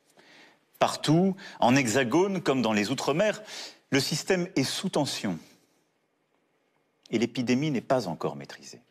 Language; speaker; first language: French; native; French